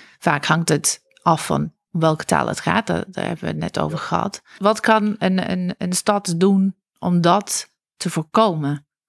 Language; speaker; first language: Dutch; non-native, fluent; English